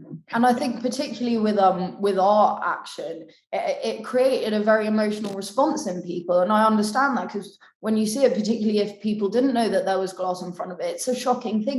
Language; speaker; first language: English; native; English